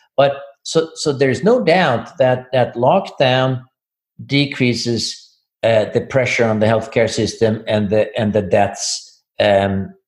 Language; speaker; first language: English; non-native, fluent; Swedish